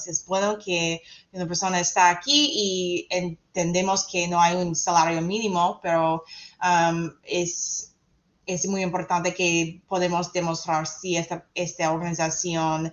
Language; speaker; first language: Spanish; non-native, fluent; English